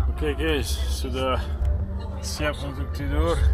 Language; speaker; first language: Indonesian; non-native, learner; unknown